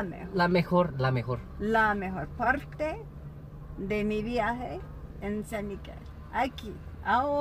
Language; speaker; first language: Spanish; non-native, learner; English